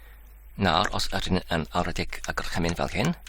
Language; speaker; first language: Welsh; non-native, learner; Polish